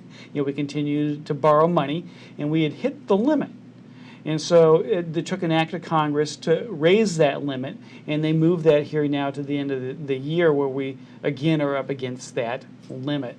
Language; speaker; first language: English; native; English